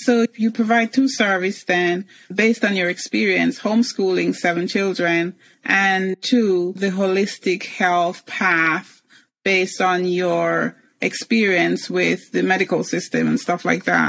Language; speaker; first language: English; native; English